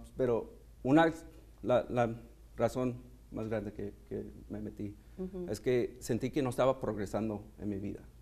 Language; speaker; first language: Spanish; early bilingual, heritage; Spanish